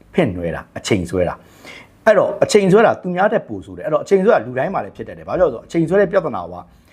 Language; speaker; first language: Burmese; native; Burmese